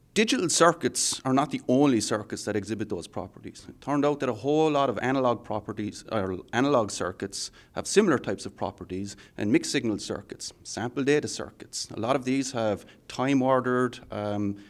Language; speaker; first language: English; native; English